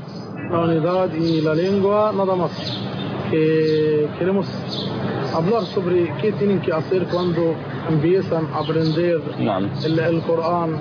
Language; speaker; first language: Spanish; non-native, learner; Arabic